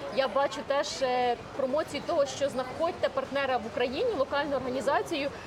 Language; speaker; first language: Ukrainian; native; Ukrainian